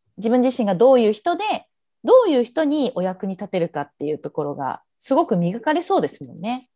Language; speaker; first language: Japanese; native; Japanese